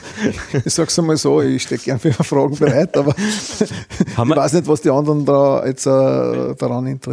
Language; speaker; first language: German; native; German